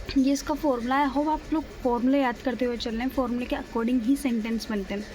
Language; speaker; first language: Hindi; native; Hindi